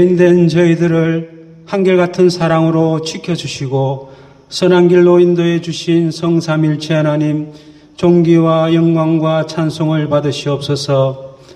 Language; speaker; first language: Korean; native; Korean